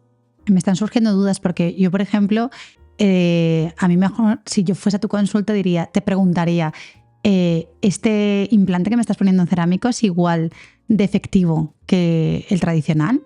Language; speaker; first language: Spanish; native; Spanish